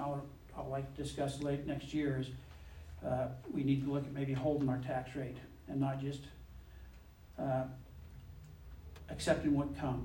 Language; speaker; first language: English; native; English